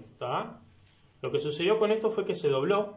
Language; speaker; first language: Spanish; native; Spanish